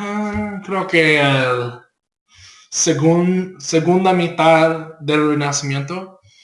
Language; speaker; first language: Spanish; non-native, learner; English